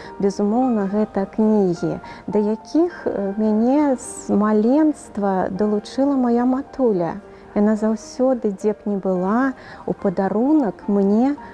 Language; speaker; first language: Belarusian; native; Belarusian